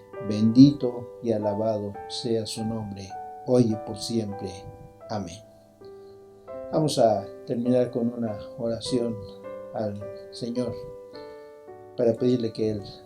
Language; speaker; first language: Spanish; native; Spanish